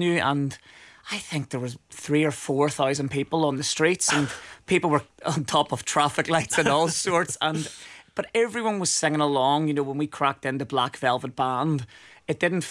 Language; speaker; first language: English; native; English